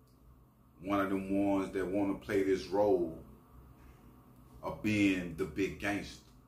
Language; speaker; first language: English; native; English